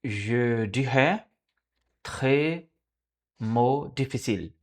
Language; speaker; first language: French; non-native, learner; Portuguese